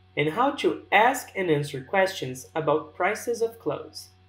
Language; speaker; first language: English; non-native, fluent; Portuguese